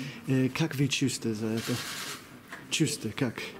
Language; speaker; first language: Russian; non-native, learner; English